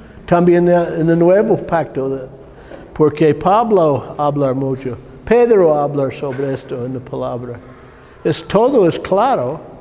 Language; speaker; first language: Spanish; non-native, learner; English